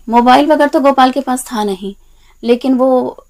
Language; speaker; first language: Hindi; native; Hindi